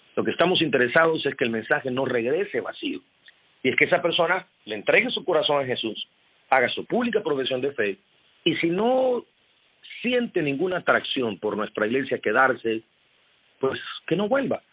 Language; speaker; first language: Spanish; native; Spanish